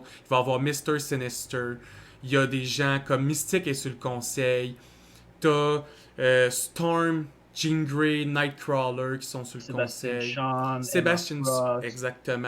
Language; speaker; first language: French; native; French